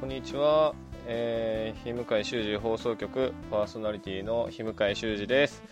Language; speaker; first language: Japanese; native; Japanese